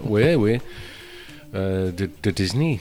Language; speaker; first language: French; non-native, fluent; English